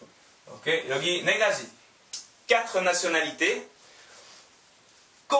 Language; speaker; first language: Korean; non-native, learner; French